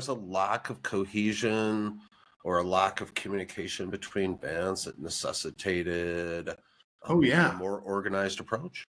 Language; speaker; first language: English; native; English